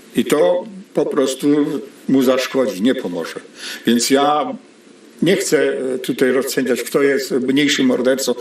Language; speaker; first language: Polish; non-native, local second language; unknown